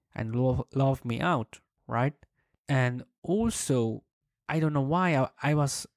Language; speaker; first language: English; non-native, fluent; Swiss German